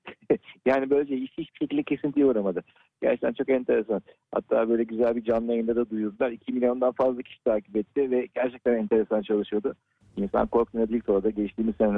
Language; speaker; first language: Turkish; native; Turkish